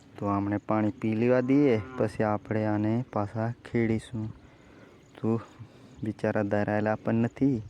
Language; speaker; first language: Gujarati; non-native, local second language; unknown